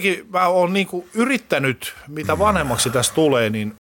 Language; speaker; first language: Finnish; native; Finnish